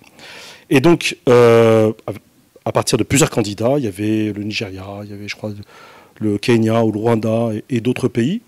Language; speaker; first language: French; non-native, local second language; Arabic